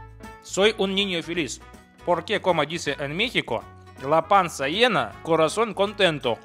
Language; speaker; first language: Spanish; non-native, fluent; Russian